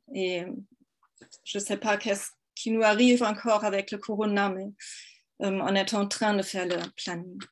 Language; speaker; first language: French; non-native, fluent; German